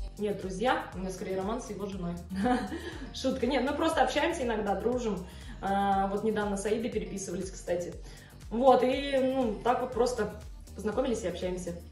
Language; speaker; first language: Russian; native; Russian